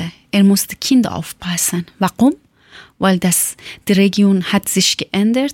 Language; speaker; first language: German; non-native, learner; Persian